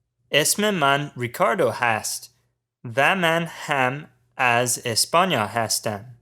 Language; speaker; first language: Persian; non-native, learner; English